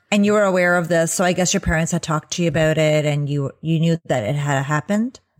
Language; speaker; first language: English; early bilingual, other home language; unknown